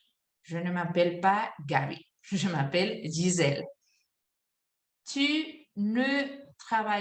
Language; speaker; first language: French; non-native, fluent; Spanish